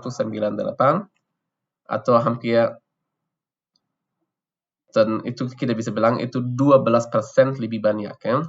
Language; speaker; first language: Indonesian; non-native, fluent; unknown